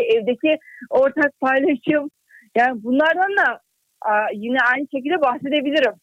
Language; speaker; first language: Turkish; native; Turkish